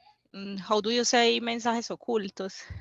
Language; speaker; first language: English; non-native, learner; Spanish